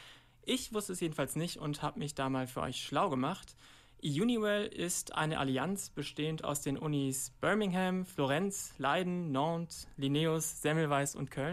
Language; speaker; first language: German; native; German